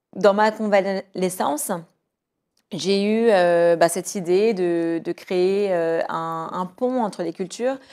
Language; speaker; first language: French; native; French